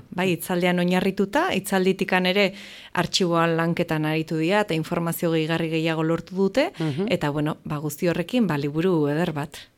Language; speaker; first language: Basque; native; Basque